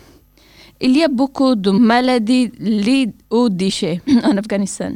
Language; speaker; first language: French; non-native, learner; Persian